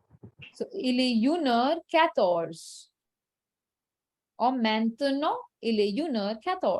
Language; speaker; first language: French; non-native, fluent; Hindi